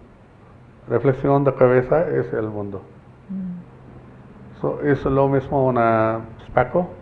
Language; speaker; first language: Spanish; non-native, learner; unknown